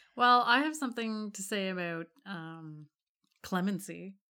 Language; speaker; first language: English; native; English